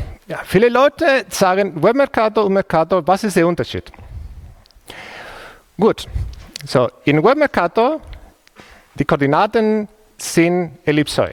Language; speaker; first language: German; non-native, fluent; Spanish